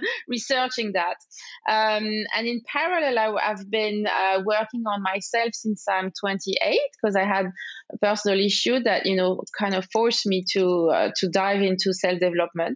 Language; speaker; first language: English; non-native, fluent; French